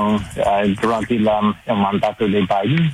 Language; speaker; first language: Spanish; non-native, learner; English